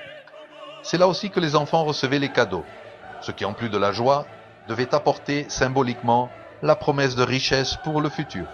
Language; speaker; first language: French; native; French